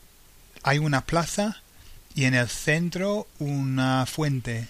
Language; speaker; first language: Spanish; non-native, fluent; English